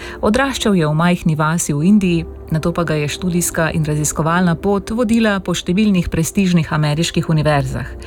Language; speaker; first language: Slovenian; native; Slovenian